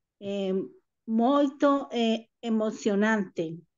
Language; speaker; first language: Portuguese; non-native, learner; Spanish